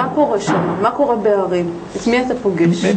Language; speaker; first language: Hebrew; native; Hebrew